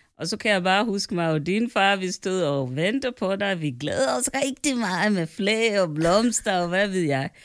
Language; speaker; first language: Danish; non-native, fluent; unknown